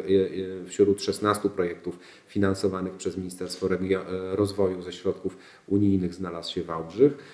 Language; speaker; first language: Polish; native; Polish